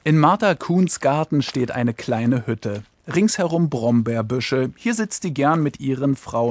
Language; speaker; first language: German; native; German